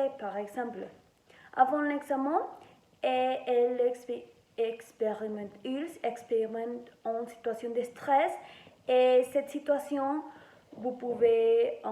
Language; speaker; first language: French; non-native, learner; Spanish